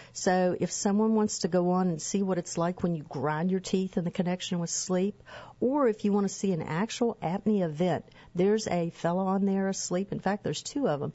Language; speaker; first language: English; native; English